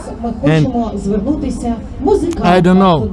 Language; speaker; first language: English; non-native, learner; Ukrainian